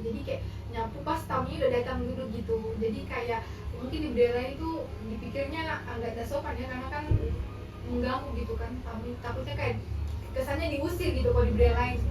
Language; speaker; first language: Indonesian; native; Indonesian